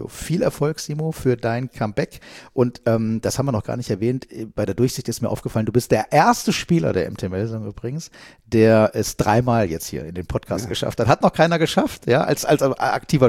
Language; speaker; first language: German; native; German